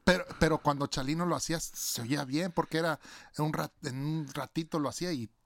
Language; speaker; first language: Spanish; early bilingual, other home language; English